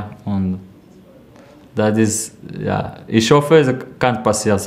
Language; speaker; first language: German; non-native, learner; French